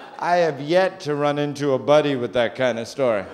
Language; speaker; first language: English; native; English